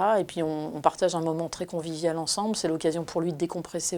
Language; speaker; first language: French; native; French